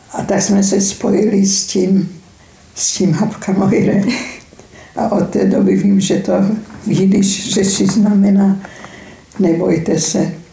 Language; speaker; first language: Czech; non-native, fluent; Hungarian